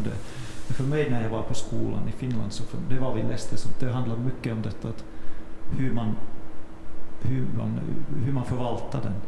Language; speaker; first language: Swedish; non-native, fluent; Finnish